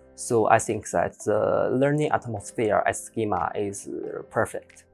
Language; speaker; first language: English; non-native, learner; Chinese